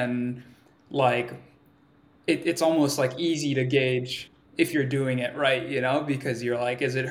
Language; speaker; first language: English; early bilingual, other home language; Swahili